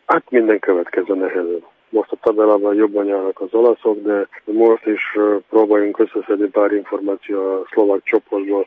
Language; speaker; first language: Hungarian; non-native, fluent; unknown